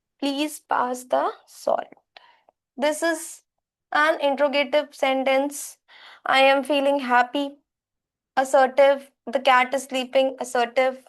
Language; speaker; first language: English; non-native, local second language; Hindi